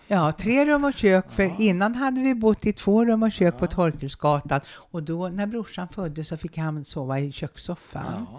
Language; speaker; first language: Swedish; native; Swedish